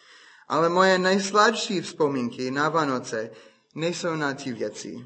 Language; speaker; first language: Czech; non-native, fluent; English